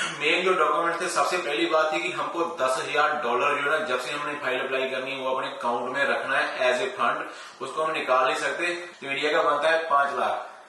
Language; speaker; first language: Hindi; non-native, local second language; Punjabi